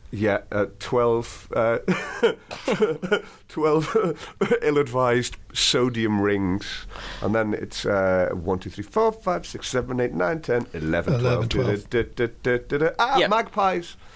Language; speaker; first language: English; native; English